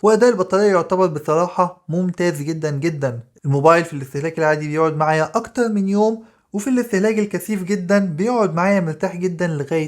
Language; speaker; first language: Arabic; native; Arabic